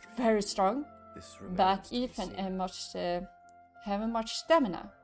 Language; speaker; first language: English; non-native, learner; Swedish